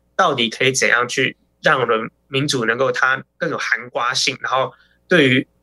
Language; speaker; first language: Chinese; native; Chinese